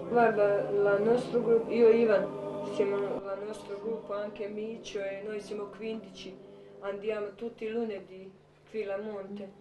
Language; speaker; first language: Italian; non-native, learner; Croatian